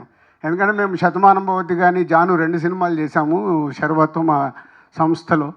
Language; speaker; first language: Telugu; native; Telugu